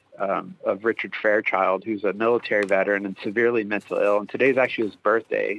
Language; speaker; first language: English; native; English